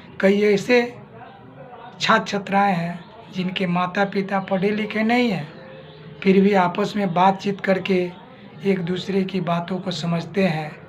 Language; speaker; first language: Hindi; native; Hindi